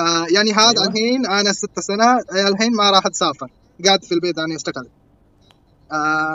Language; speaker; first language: Arabic; non-native, learner; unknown